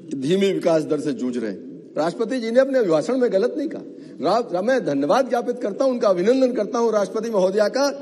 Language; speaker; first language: Hindi; native; Hindi